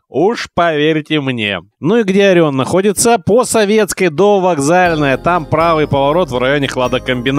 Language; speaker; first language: Russian; native; Russian